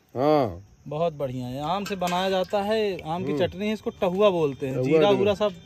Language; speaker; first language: Hindi; native; Hindi